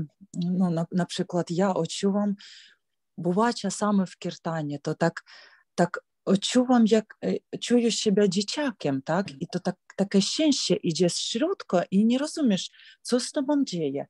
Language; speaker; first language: Polish; non-native, learner; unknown